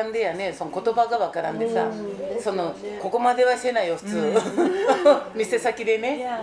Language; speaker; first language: Japanese; native; Japanese